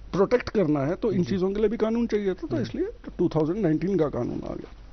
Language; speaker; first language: Hindi; native; Hindi